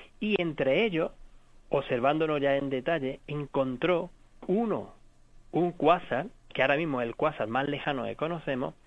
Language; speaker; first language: Spanish; native; Spanish